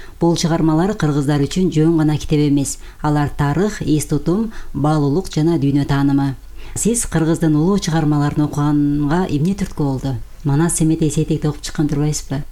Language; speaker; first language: Kyrgyz; native; Kyrgyz